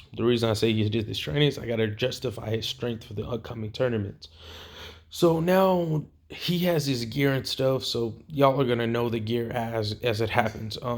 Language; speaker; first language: English; native; English